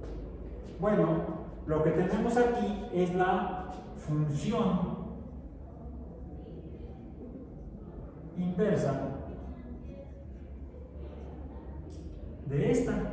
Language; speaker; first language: Spanish; native; Spanish